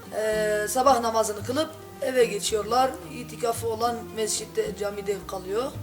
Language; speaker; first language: Turkish; non-native, fluent; Arabic